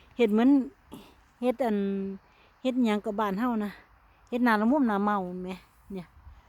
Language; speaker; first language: Thai; native; Thai